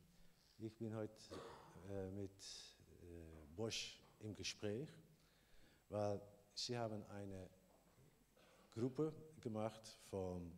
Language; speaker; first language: German; non-native, learner; Dutch